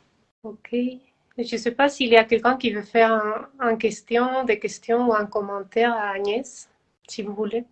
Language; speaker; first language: French; non-native, fluent; Spanish